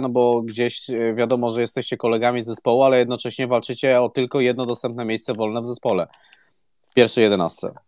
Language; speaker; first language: Polish; native; Polish